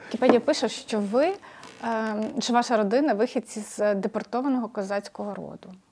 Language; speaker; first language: Ukrainian; native; Ukrainian